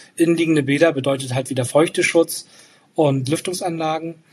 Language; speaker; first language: German; native; German